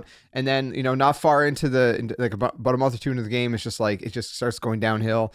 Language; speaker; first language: English; native; English